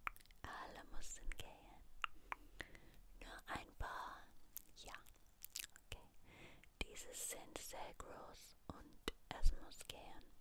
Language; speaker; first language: German; non-native, learner; English